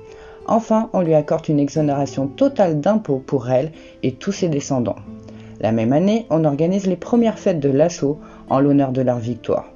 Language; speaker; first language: French; native; French